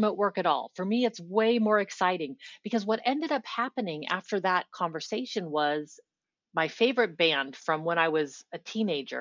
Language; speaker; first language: English; native; English